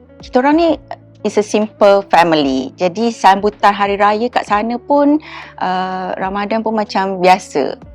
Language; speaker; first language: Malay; native; Malay